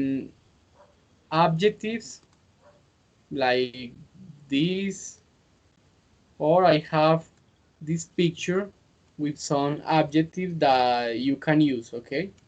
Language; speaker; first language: English; non-native, fluent; Spanish